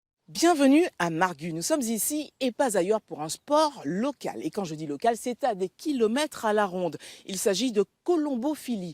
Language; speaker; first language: French; native; French